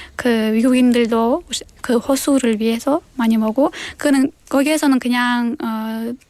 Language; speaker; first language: Korean; non-native, fluent; Kyrgyz